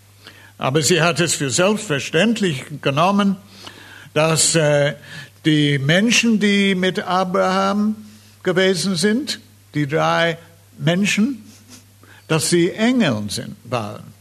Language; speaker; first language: German; non-native, fluent; English